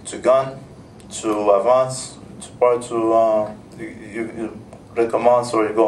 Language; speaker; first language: French; non-native, local second language; English